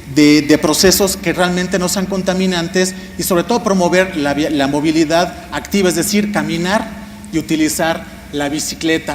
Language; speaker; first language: Spanish; native; Spanish